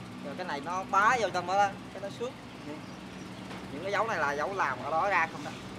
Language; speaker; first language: Vietnamese; native; Vietnamese